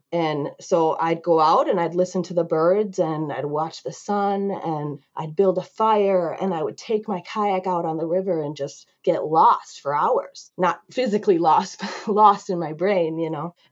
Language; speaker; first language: English; native; English